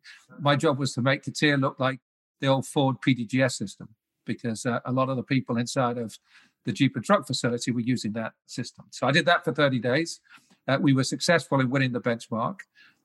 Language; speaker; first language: English; native; English